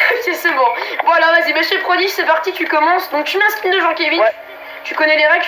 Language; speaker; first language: French; native; French